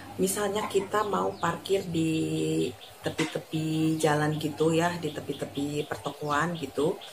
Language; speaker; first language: Indonesian; native; Indonesian